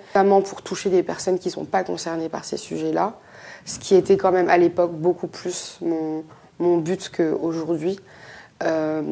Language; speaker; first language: French; native; French